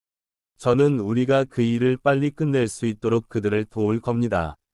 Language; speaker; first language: Korean; non-native, learner; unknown